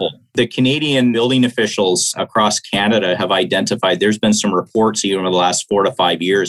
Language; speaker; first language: English; native; English